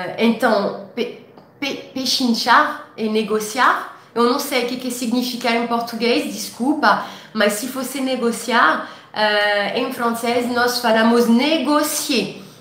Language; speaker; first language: Portuguese; non-native, fluent; French